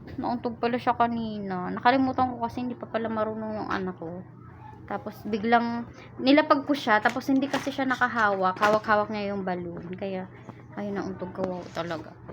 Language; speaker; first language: Filipino; non-native, local second language; Cebuano